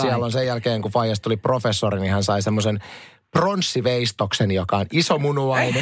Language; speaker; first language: Finnish; native; Finnish